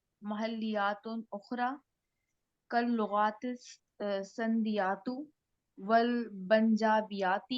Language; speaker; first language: Arabic; non-native, learner; Urdu